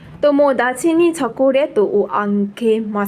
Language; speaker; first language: Japanese; non-native, fluent; Burmese